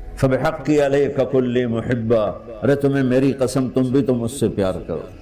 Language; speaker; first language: Urdu; non-native, local second language; Punjabi